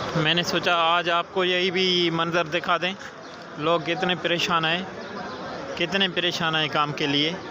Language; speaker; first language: Urdu; non-native, local second language; Sindhi